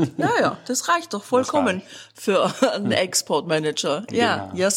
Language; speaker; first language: German; native; German